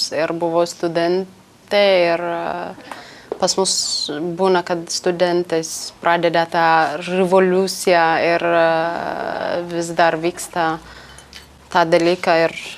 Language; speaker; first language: Lithuanian; non-native, learner; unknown